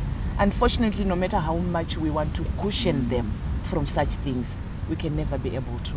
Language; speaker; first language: English; non-native, local second language; Shona